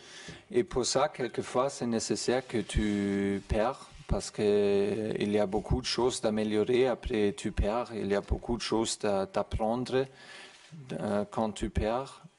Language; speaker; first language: French; non-native, learner; German